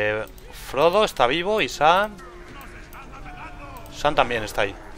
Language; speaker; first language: Spanish; native; Spanish